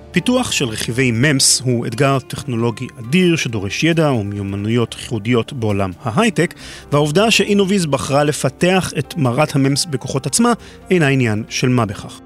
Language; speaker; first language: Hebrew; native; Hebrew